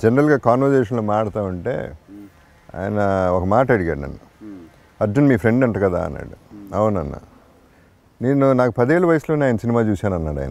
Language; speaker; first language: Telugu; native; Telugu